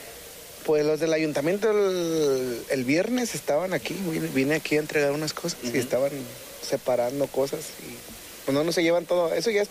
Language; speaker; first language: Spanish; native; Spanish